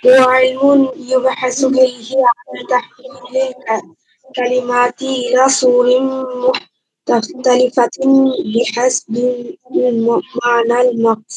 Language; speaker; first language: Arabic; non-native, learner; Bangla